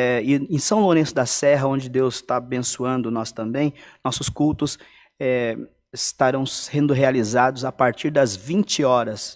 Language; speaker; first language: Portuguese; native; Portuguese